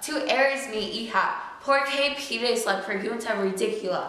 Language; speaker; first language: Spanish; non-native, learner; English